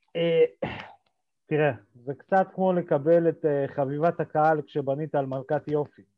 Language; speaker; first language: Hebrew; early bilingual, other home language; Russian